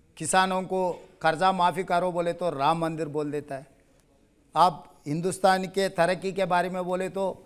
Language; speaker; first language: Hindi; non-native, local second language; Telugu